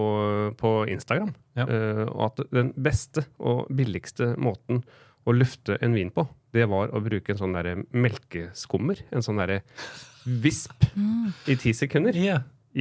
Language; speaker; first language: Norwegian; native; Norwegian